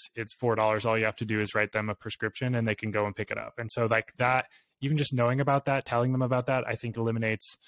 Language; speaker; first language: English; native; English